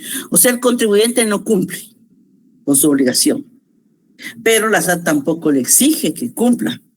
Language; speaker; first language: Spanish; native; Spanish